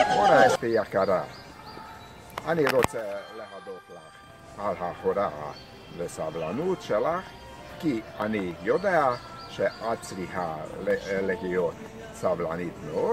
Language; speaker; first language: Hebrew; non-native, learner; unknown